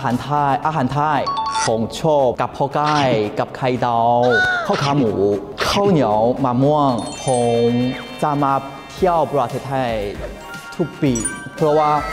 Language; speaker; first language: Thai; non-native, learner; Chinese